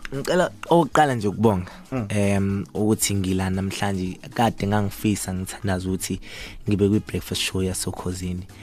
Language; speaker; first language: Zulu; native; Zulu